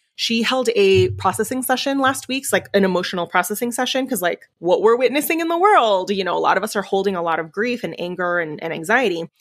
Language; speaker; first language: English; early bilingual, other home language; Spanish